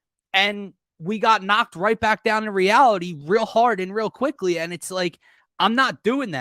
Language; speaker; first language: English; native; English